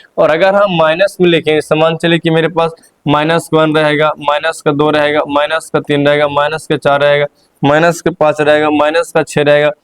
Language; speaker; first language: Hindi; native; Hindi